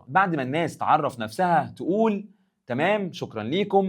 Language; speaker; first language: Arabic; native; Arabic